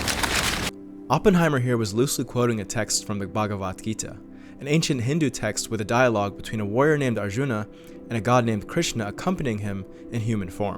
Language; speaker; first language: English; native; English